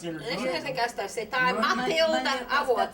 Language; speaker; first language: Latvian; early bilingual, heritage; Latvian